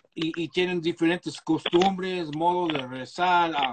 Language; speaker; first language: Spanish; early bilingual, heritage; Spanish